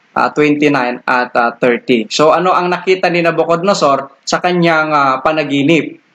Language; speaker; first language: Filipino; non-native, local second language; Iloko